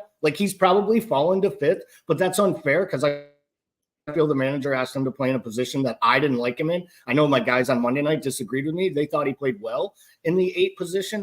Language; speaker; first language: English; native; English